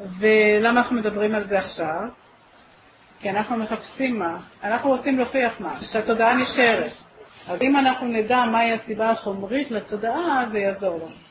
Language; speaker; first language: Hebrew; native; Hebrew